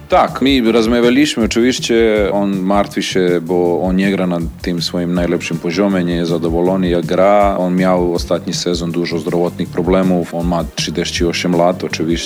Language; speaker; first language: Polish; non-native, fluent; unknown